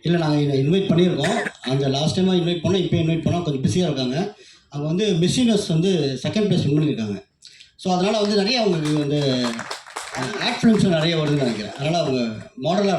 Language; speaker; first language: Tamil; native; Tamil